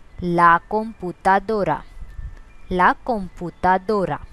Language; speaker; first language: Spanish; non-native, fluent; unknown